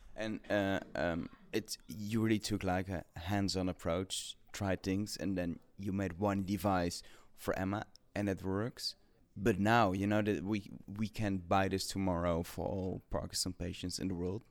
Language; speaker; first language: English; non-native, fluent; Dutch